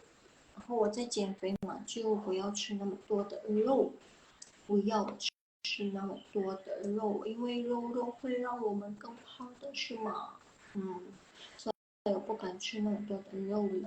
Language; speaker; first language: Chinese; non-native, fluent; Indonesian